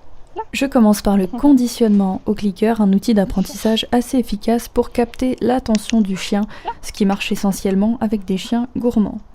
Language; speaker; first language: French; native; French